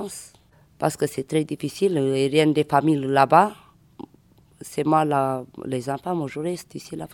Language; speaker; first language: French; non-native, learner; Romanian